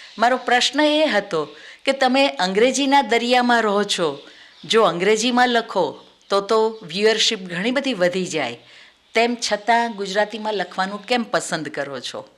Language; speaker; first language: Gujarati; native; Gujarati